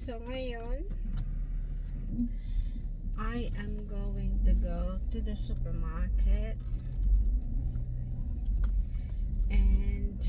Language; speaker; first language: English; non-native, local second language; Filipino